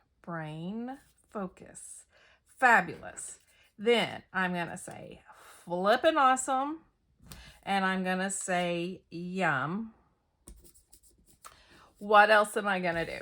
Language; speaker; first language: English; native; English